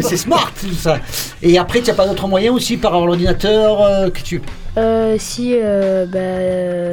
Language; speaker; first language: French; native; French